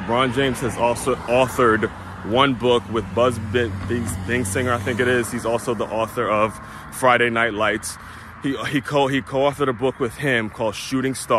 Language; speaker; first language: English; native; English